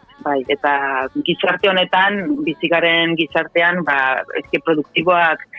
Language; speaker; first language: Basque; non-native, local second language; Spanish